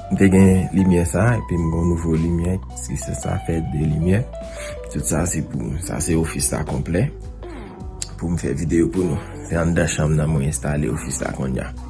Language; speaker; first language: French; non-native, learner; Haitian Creole